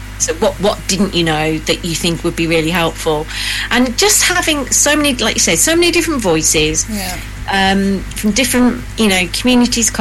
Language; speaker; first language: English; native; English